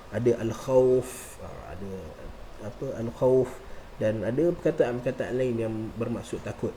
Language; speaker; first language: Malay; native; Malay